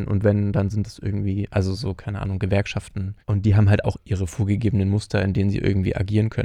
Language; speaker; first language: German; native; German